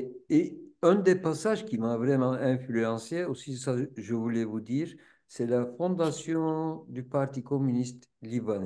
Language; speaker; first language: French; non-native, fluent; Turkish